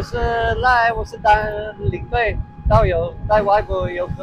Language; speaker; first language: Chinese; non-native, fluent; English